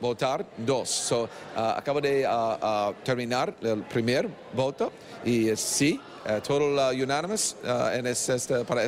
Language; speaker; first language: Spanish; non-native, learner; English